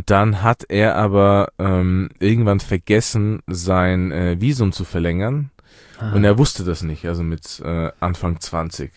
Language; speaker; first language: German; early bilingual, other home language; Persian